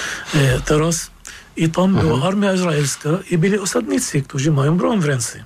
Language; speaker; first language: Polish; non-native, fluent; Arabic